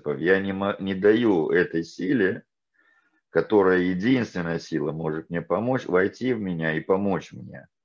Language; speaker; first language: Russian; native; Russian